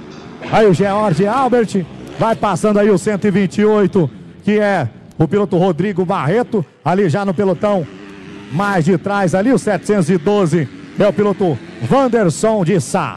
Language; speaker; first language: Portuguese; native; Portuguese